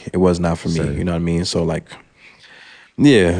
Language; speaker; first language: English; early bilingual, other home language; French